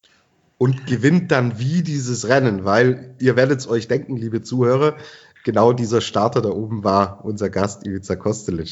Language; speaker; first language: German; native; German